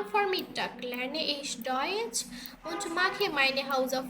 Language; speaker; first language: German; non-native, learner; Bangla